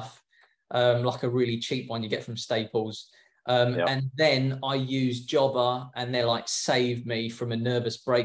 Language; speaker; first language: English; native; English